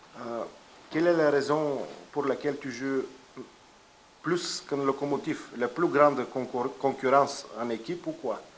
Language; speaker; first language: French; non-native, learner; Bulgarian